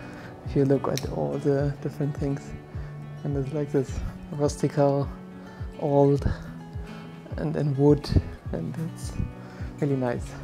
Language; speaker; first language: English; non-native, fluent; German